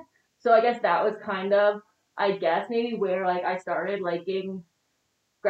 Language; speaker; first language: English; native; English